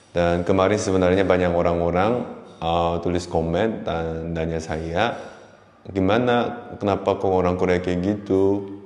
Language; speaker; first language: Indonesian; non-native, fluent; Korean